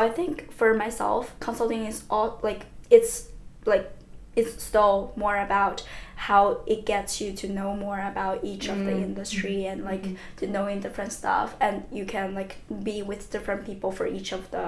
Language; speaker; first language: English; non-native, fluent; Chinese